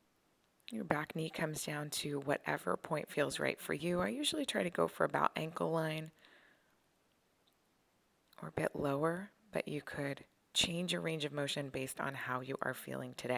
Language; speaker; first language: English; native; English